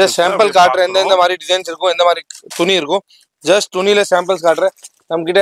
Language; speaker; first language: Tamil; non-native, local second language; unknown